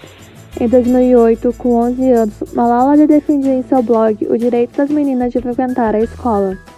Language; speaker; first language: Portuguese; native; Portuguese